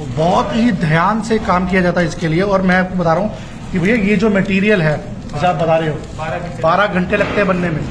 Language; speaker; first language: Hindi; non-native, local second language; Marathi